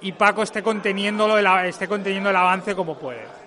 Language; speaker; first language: Spanish; non-native, local second language; Catalan